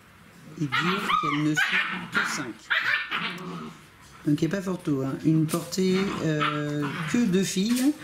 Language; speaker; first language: French; native; French